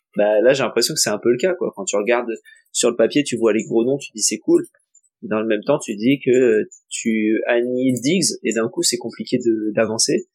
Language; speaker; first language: French; native; French